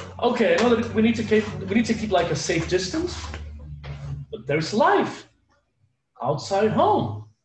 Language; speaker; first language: English; non-native, fluent; Portuguese